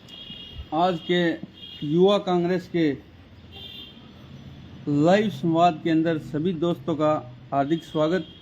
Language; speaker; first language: Hindi; native; Hindi